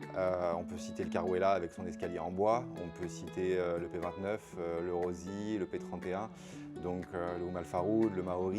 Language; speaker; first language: French; native; French